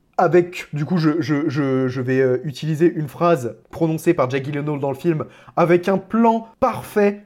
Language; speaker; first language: French; native; French